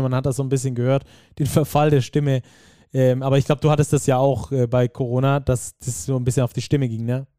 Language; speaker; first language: German; native; German